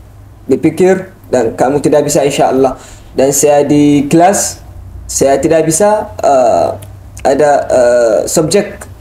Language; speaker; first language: Indonesian; non-native, learner; Hausa